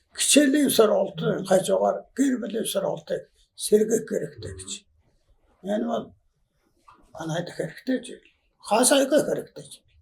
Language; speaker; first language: Mongolian; non-native, local second language; Kazakh